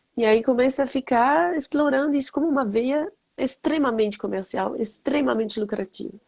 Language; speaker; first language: Portuguese; non-native, fluent; French